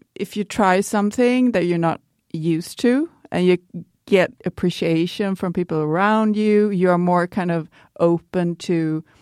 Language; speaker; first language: English; non-native, fluent; Swedish